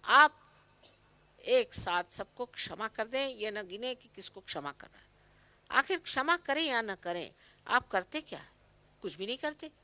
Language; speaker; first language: Hindi; non-native, local second language; Marathi